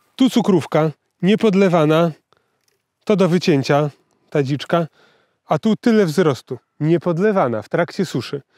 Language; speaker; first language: Polish; native; Polish